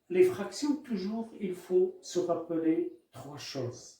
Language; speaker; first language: French; non-native, local second language; Arabic